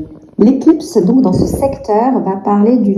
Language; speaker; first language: French; native; French